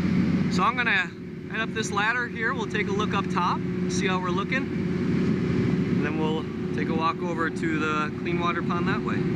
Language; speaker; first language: English; native; English